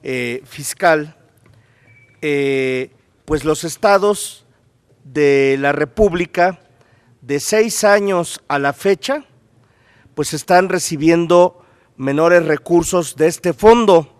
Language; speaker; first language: Spanish; native; Spanish